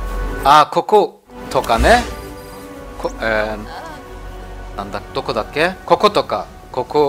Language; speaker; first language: Japanese; non-native, learner; German